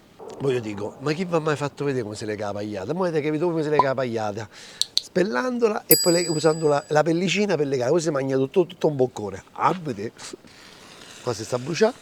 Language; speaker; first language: Italian; native; Italian